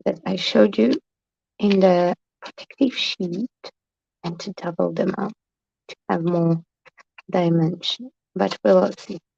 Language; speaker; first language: English; non-native, fluent; Polish